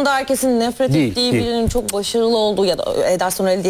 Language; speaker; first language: Turkish; native; Turkish